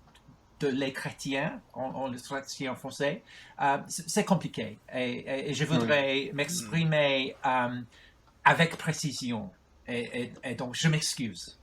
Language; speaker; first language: French; non-native, learner; English